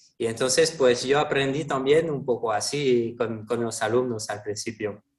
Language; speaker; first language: Spanish; non-native, fluent; French